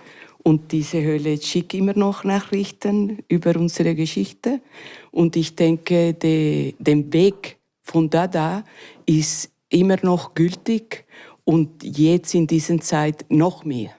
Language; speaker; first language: German; non-native, learner; Spanish